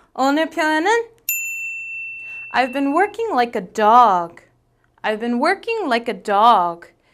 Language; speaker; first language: English; native; English